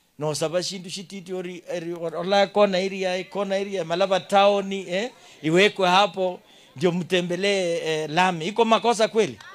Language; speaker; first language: Swahili; non-native, local second language; Kalenjin